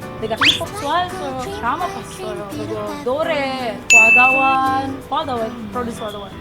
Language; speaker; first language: Korean; non-native, learner; Indonesian